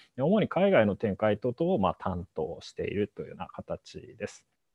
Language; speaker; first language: Japanese; native; Japanese